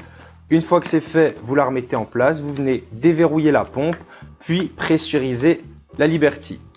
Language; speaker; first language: French; native; French